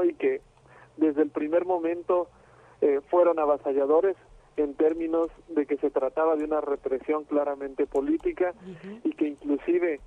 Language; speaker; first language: Spanish; native; Spanish